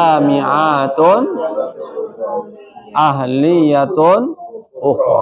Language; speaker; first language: Arabic; non-native, fluent; Indonesian